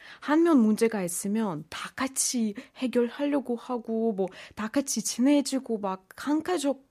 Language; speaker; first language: Korean; non-native, fluent; Russian